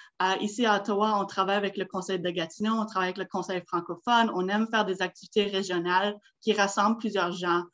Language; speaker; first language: French; non-native, local second language; English